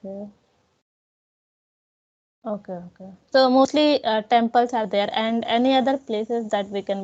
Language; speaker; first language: English; non-native, local second language; Hindi